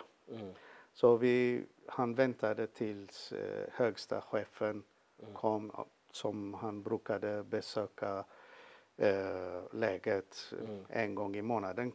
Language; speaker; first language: Swedish; non-native, fluent; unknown